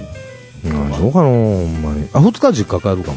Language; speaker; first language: Japanese; native; Japanese